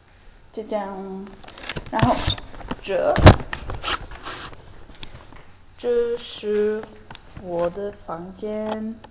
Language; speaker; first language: Chinese; non-native, fluent; Dutch